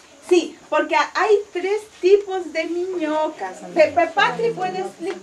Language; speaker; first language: Portuguese; non-native, fluent; Spanish